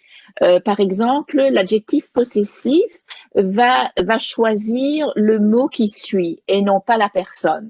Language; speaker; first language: French; native; French